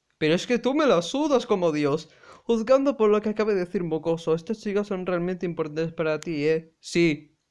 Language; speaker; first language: Spanish; native; Spanish